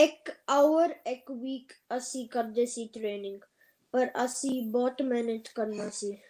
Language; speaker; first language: Punjabi; early bilingual, heritage; Punjabi